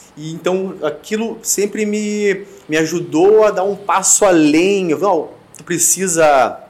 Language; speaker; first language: Portuguese; native; Portuguese